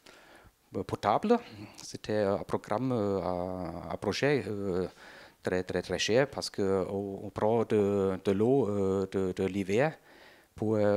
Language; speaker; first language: French; non-native, fluent; German